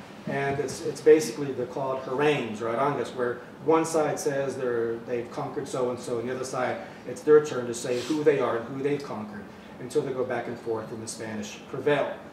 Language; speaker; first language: English; native; English